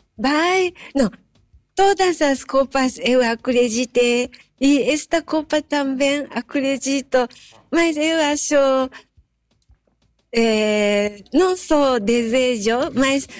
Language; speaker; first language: Portuguese; non-native, fluent; Japanese